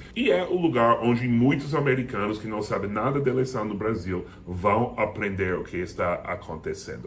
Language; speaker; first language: Portuguese; non-native, fluent; English